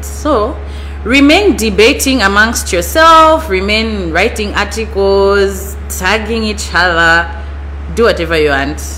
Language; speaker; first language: English; non-native, local second language; Bemba